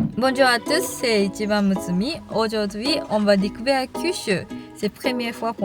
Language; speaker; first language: French; non-native, learner; Japanese